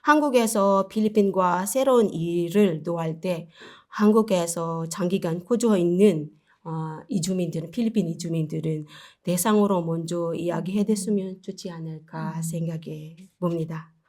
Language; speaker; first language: Korean; non-native, learner; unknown